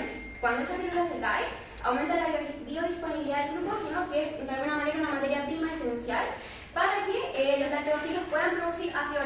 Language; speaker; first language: Spanish; native; Spanish